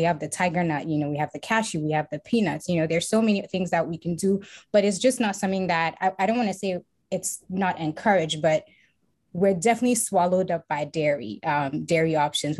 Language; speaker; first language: English; non-native, local second language; Akan